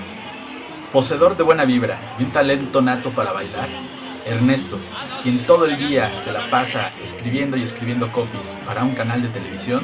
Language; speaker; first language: Spanish; native; Spanish